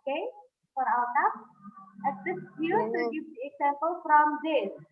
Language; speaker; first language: English; non-native, fluent; Indonesian